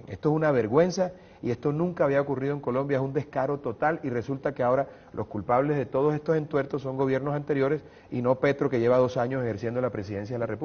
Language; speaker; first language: Spanish; native; Spanish